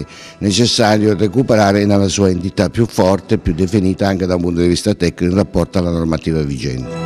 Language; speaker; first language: Italian; native; Italian